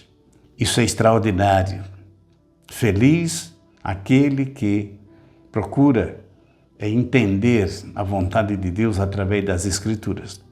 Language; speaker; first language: Portuguese; native; Portuguese